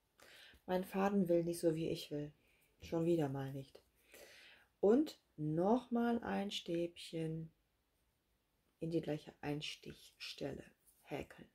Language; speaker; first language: German; native; German